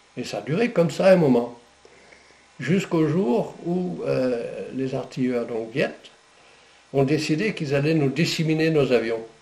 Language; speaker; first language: French; non-native, local second language; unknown